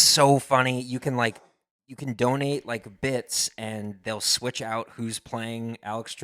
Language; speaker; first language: English; native; English